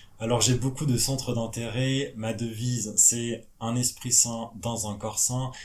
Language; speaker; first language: French; native; French